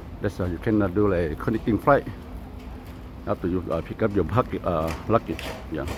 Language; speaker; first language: English; non-native, local second language; Lao